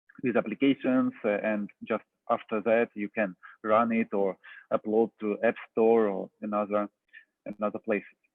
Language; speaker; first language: English; non-native, fluent; Russian